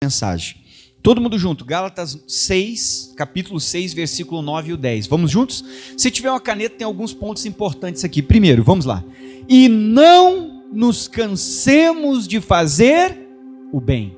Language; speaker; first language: Portuguese; native; Portuguese